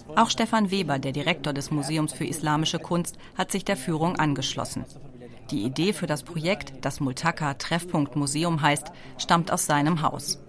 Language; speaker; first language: German; native; German